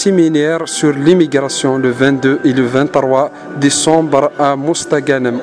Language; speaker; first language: French; non-native, local second language; Arabic